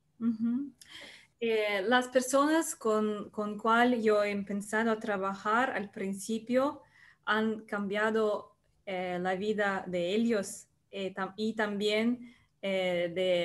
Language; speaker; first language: Spanish; non-native, learner; Russian